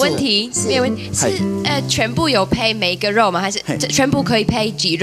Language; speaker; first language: Chinese; non-native, fluent; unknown